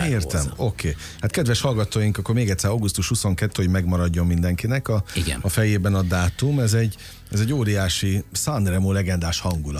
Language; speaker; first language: Hungarian; native; Hungarian